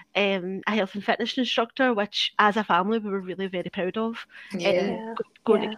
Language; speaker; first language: English; native; English